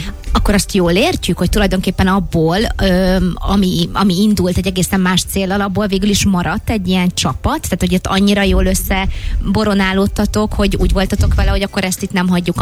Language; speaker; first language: Hungarian; native; Hungarian